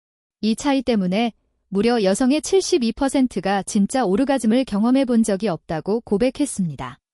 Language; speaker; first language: Korean; native; Korean